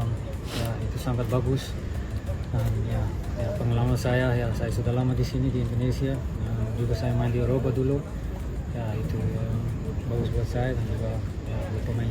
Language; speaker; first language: Indonesian; non-native, fluent; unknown